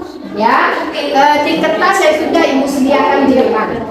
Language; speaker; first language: Indonesian; native; Indonesian